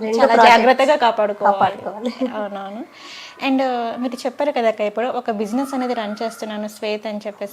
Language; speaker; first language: Telugu; native; Telugu